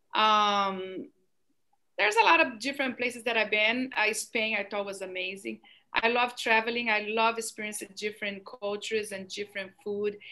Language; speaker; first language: English; non-native, fluent; Portuguese